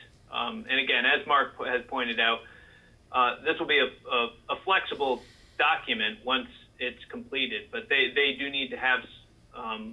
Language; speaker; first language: English; native; English